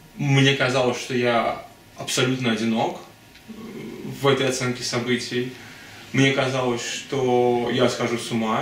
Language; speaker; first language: Russian; native; Russian